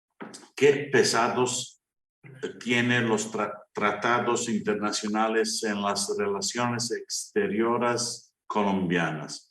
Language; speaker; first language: Spanish; non-native, fluent; Italian